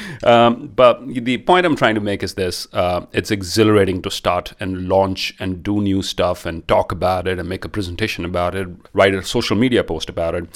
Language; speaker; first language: English; non-native, local second language; Punjabi